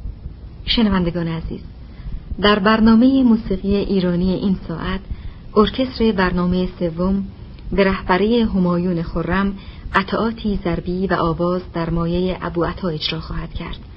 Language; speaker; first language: Persian; native; Persian